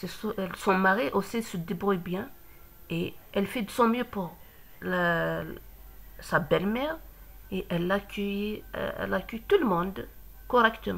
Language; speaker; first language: French; non-native, local second language; Kabyle